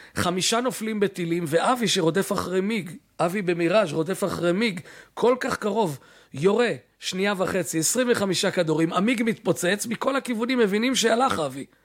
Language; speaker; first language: Hebrew; native; Hebrew